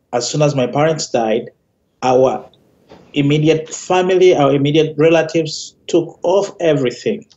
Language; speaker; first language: English; non-native, local second language; Ganda